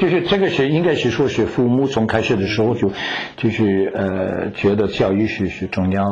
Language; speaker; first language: Chinese; non-native, fluent; French